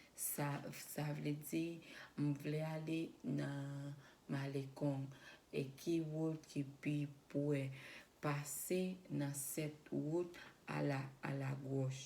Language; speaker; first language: French; non-native, learner; Spanish